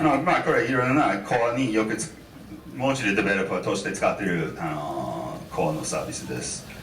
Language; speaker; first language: Japanese; non-native, fluent; English